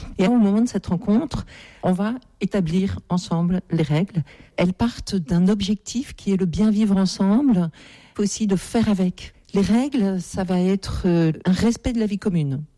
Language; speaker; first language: French; native; French